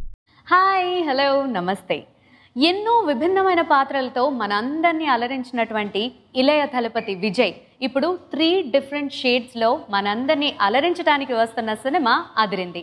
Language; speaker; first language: Telugu; native; Telugu